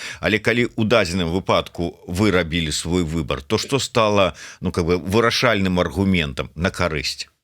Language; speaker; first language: Belarusian; non-native, local second language; Russian